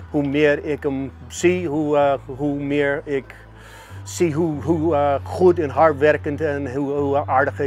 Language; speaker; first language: Dutch; non-native, fluent; English